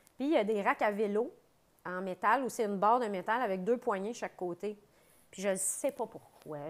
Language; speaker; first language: French; native; French